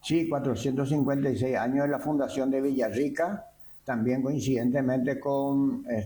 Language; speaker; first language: Spanish; native; Spanish